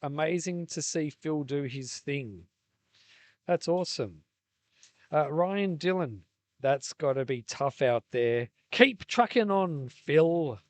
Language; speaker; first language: English; native; English